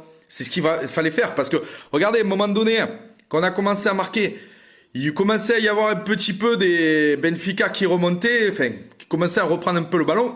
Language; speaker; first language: French; native; French